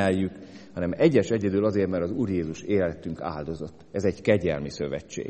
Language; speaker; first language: Hungarian; native; Hungarian